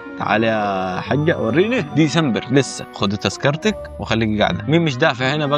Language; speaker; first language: Arabic; native; Arabic